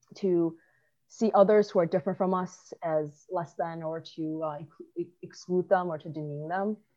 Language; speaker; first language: English; early bilingual, other home language; Chinese